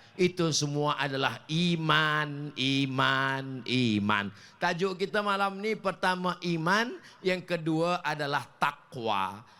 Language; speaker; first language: Malay; native; Malay